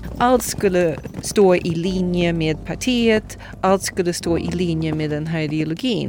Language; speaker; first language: Swedish; non-native, fluent; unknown